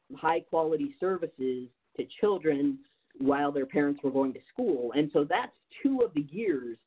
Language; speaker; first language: English; native; English